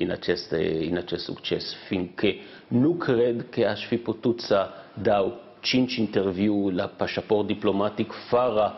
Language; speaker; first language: Romanian; non-native, fluent; Hebrew